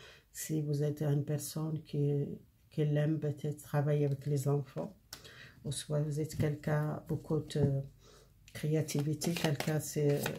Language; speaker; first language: French; non-native, learner; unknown